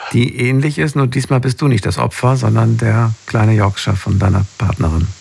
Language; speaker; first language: German; native; German